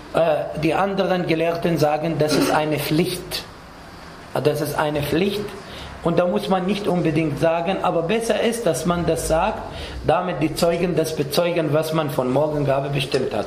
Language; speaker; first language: German; non-native, fluent; Arabic